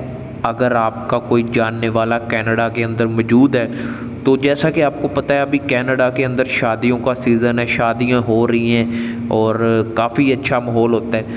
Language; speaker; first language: Hindi; non-native, local second language; Punjabi